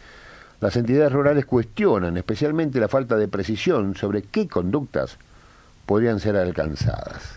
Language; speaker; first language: Spanish; native; Spanish